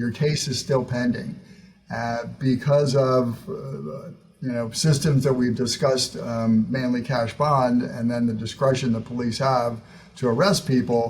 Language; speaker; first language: English; native; English